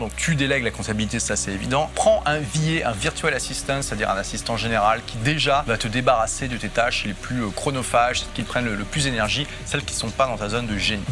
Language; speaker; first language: French; native; French